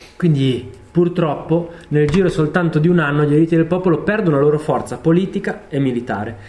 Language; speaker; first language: Italian; native; Italian